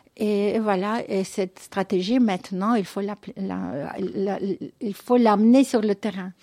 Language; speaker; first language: French; non-native, fluent; Russian